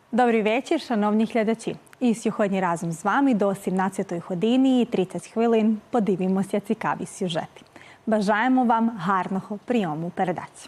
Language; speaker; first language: Ukrainian; early bilingual, heritage; Ukrainian